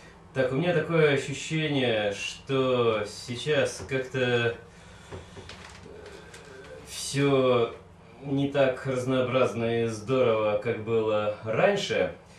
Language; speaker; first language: Russian; native; Russian